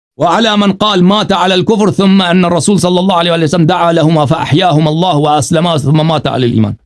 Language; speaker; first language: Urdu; non-native, fluent; Persian